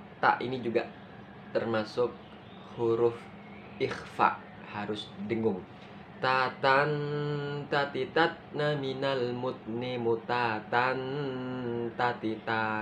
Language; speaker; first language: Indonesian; non-native, local second language; Madurese